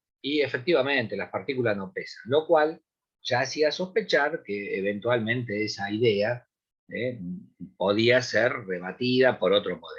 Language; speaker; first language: Spanish; native; Spanish